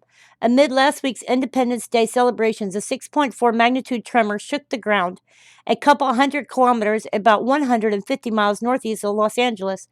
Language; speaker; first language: English; native; English